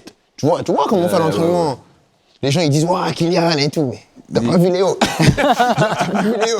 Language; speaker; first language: French; native; French